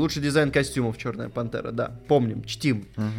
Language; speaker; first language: Russian; native; Russian